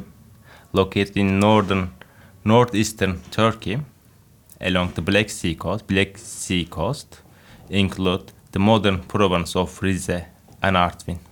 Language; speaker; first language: English; non-native, fluent; Turkish